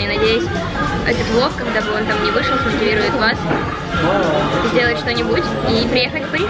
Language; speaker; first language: Russian; native; Russian